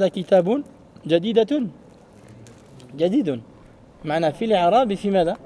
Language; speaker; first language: Arabic; non-native, fluent; French